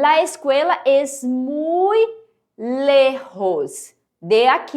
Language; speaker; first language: Spanish; non-native, fluent; Portuguese